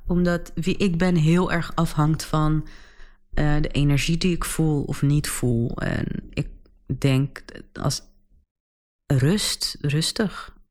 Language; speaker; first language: Dutch; early bilingual, other home language; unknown